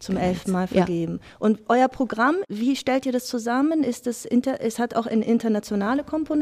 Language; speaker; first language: German; native; German